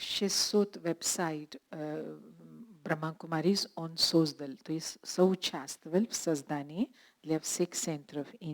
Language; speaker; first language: Russian; non-native, learner; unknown